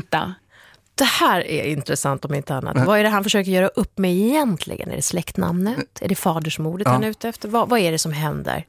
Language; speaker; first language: Swedish; early bilingual, other home language; Kurdish